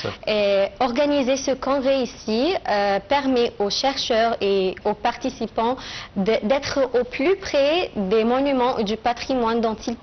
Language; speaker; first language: French; non-native, fluent; Arabic